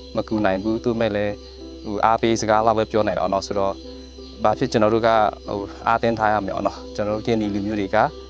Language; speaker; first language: Burmese; non-native, local second language; Western Kayah